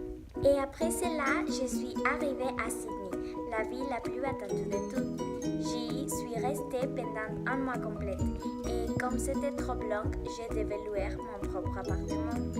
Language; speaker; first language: French; non-native, learner; Spanish